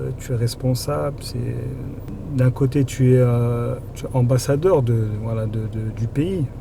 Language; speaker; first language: French; early bilingual, other home language; Arabic